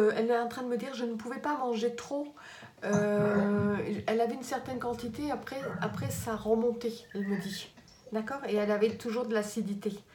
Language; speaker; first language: French; native; French